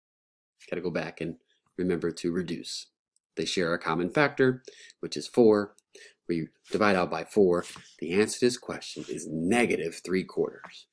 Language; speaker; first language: English; native; English